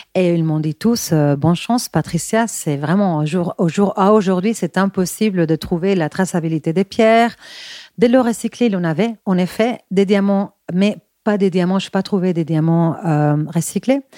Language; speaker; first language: French; non-native, fluent; Spanish